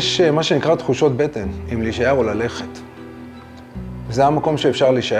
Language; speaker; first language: Hebrew; native; Hebrew